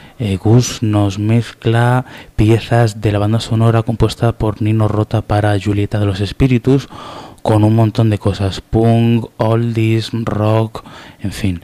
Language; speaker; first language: Spanish; native; Spanish